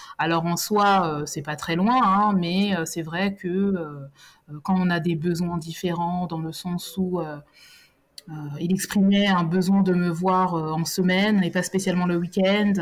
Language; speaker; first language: French; native; French